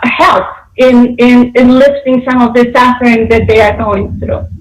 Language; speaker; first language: English; non-native, fluent; Polish